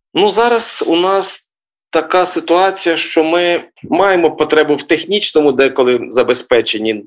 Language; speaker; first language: Ukrainian; native; Ukrainian